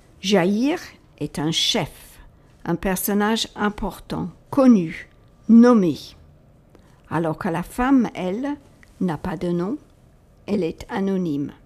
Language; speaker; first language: French; native; French